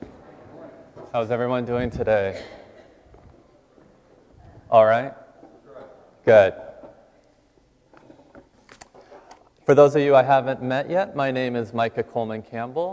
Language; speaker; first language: English; native; English